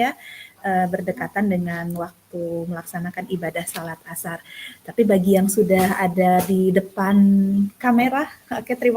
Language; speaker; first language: Indonesian; native; Indonesian